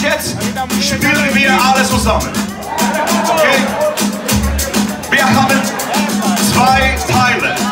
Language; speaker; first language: German; non-native, learner; Spanish